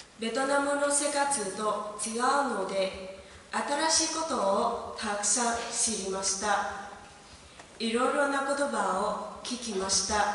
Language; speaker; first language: Japanese; non-native, learner; Vietnamese